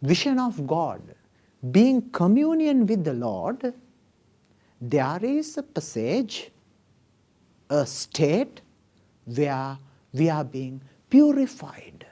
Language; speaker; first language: English; non-native, local second language; Sinhala